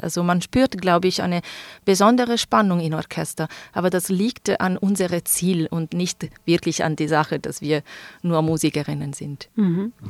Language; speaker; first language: German; non-native, fluent; Italian